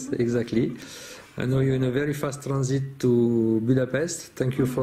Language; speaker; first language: English; non-native, fluent; French